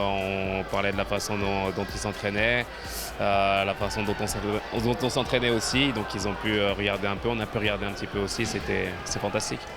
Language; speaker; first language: French; native; French